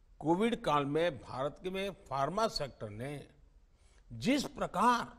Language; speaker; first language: Hindi; non-native, local second language; Gujarati